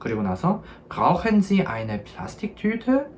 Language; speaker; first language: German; non-native, fluent; Korean